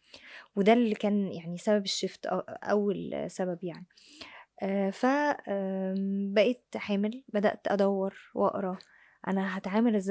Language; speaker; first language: Arabic; native; Arabic